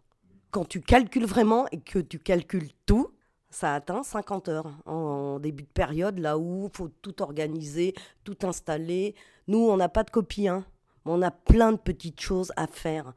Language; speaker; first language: French; native; French